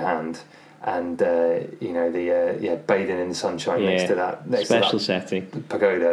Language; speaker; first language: English; native; English